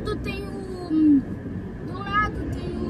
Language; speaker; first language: Portuguese; non-native, learner; French